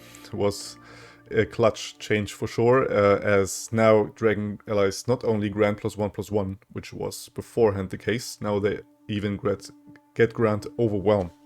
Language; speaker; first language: English; non-native, fluent; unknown